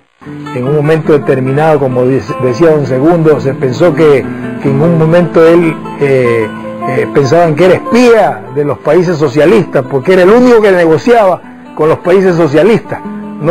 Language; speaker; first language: Spanish; native; Spanish